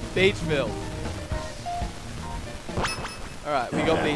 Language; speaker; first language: English; native; English